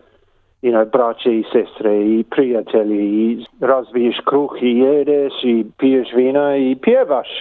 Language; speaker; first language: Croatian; early bilingual, heritage; English